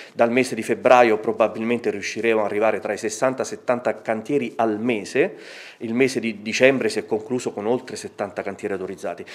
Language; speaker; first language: Italian; native; Italian